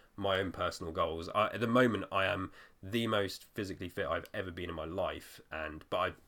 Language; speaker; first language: English; native; English